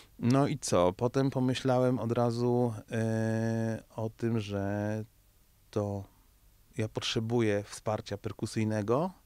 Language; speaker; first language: Polish; early bilingual, heritage; Polish